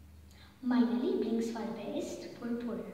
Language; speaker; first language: German; non-native, learner; Maltese